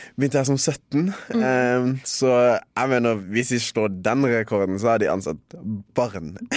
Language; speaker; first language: Norwegian; native; Norwegian